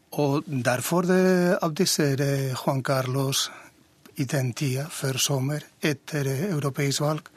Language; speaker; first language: Norwegian; non-native, fluent; Spanish